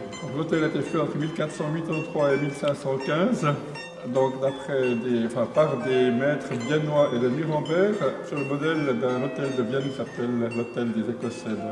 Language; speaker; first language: French; non-native, fluent; Romanian